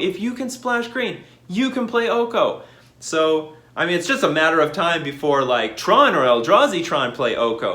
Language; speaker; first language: English; native; English